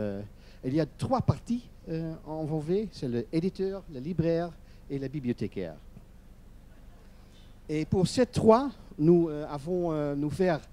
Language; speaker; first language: French; non-native, learner; Dutch